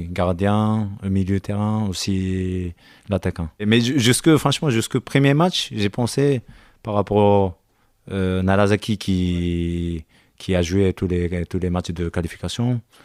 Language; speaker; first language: French; non-native, learner; Japanese